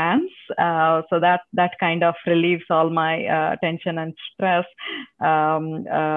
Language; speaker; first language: English; non-native, local second language; Telugu